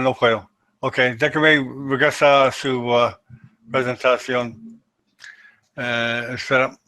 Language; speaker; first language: Spanish; non-native, learner; English